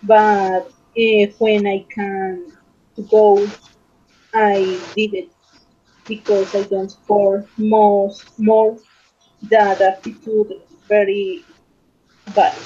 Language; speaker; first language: English; non-native, learner; Spanish